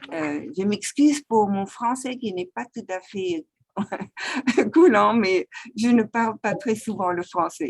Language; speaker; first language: French; non-native, fluent; Swiss German